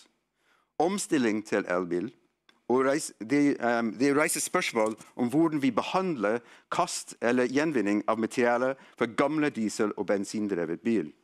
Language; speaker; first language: Norwegian; non-native, fluent; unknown